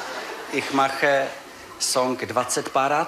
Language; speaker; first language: German; non-native, learner; Czech